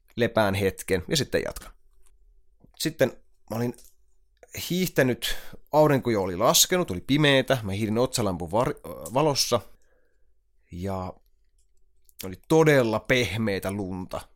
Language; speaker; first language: Finnish; native; Finnish